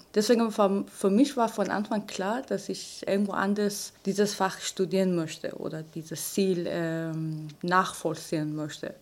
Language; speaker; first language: German; non-native, fluent; Persian